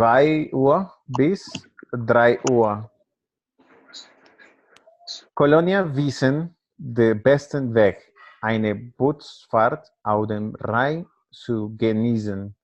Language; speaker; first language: German; non-native, learner; Spanish